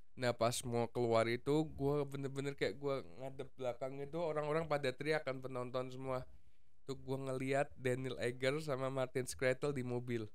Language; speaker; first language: Indonesian; native; Indonesian